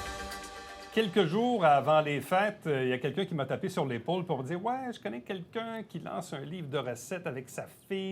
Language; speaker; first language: French; native; French